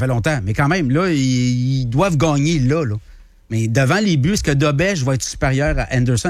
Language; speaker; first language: French; native; French